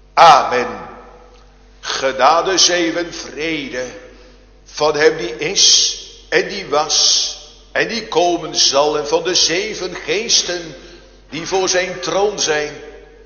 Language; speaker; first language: Dutch; native; Dutch